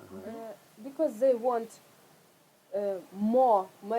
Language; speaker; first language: English; non-native, learner; Russian